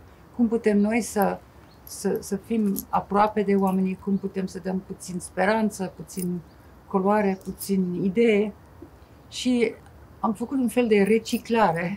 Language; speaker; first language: Romanian; non-native, fluent; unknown